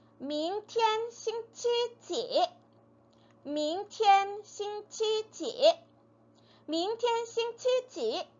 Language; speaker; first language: Chinese; non-native, fluent; Korean